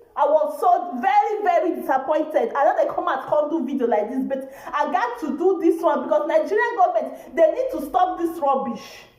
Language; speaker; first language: Nigerian Pidgin; non-native, local second language; Igbo